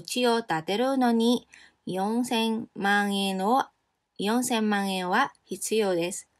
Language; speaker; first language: Japanese; non-native, fluent; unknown